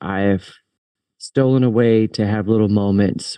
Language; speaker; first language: English; native; English